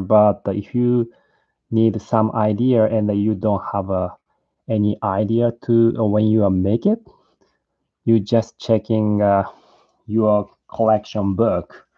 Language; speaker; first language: English; non-native, learner; Japanese